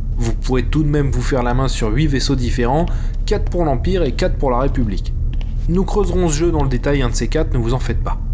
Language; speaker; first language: French; native; French